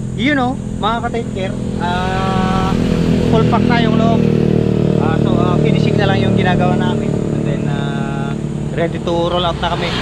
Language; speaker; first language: Filipino; native; Filipino